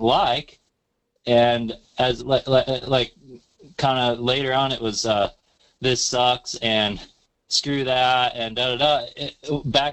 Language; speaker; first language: English; native; English